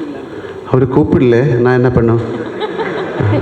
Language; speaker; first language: Tamil; non-native, learner; Malayalam